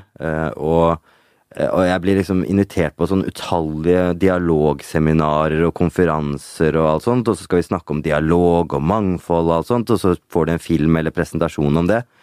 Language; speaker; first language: Norwegian; early bilingual, other home language; Punjabi